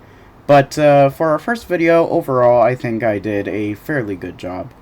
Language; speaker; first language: English; native; English